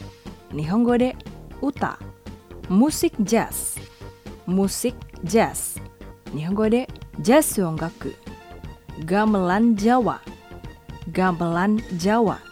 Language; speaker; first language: Japanese; non-native, fluent; Indonesian